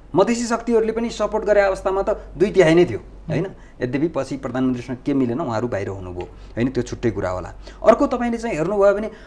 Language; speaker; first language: Nepali; native; Nepali